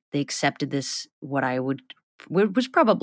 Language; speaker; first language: English; native; English